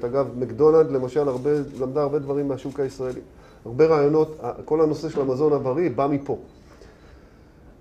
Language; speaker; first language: Hebrew; native; Hebrew